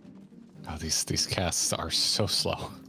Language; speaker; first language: English; native; English